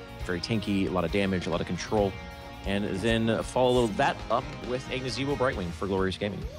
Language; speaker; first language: English; native; English